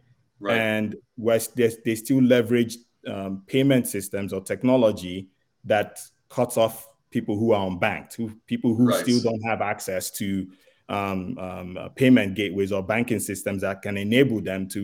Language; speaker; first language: English; non-native, local second language; Igbo